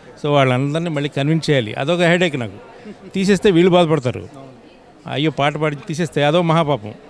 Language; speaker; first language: Telugu; native; Telugu